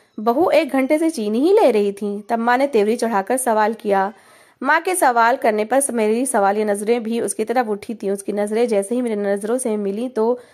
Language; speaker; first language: Hindi; native; Hindi